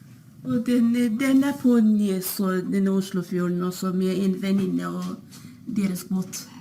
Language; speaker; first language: Norwegian; non-native, learner; Kurdish